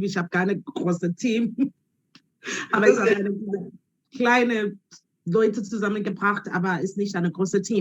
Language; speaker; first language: German; non-native, learner; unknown